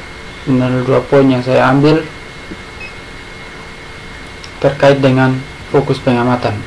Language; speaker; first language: Indonesian; native; Indonesian